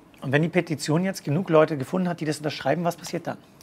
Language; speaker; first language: German; native; German